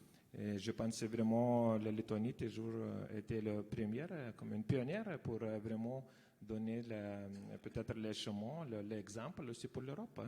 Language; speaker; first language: French; non-native, fluent; Lithuanian